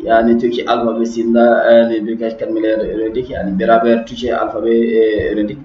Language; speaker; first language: Turkish; non-native, learner; French